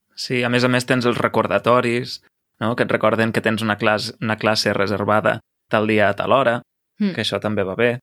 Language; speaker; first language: Catalan; native; Catalan